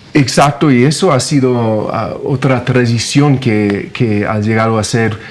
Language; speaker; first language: Spanish; non-native, fluent; English